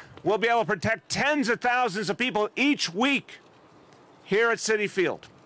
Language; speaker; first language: English; native; English